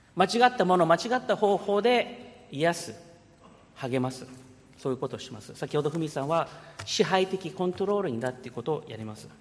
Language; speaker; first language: Japanese; early bilingual, heritage; Japanese